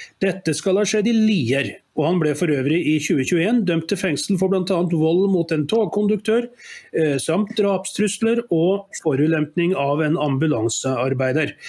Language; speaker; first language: Norwegian; native; Norwegian